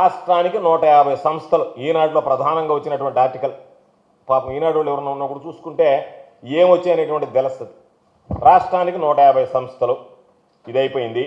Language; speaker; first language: Telugu; native; Telugu